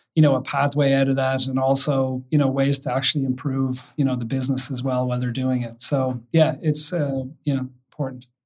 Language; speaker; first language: English; native; English